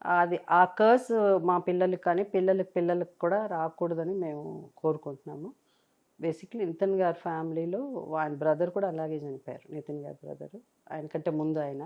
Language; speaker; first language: Telugu; native; Telugu